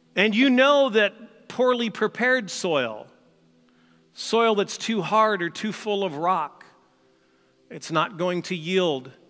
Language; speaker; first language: English; native; English